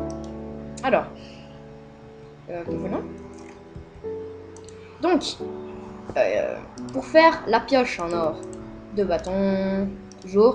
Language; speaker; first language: French; native; French